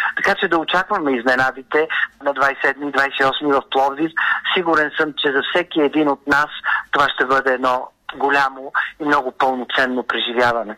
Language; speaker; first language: Bulgarian; native; Bulgarian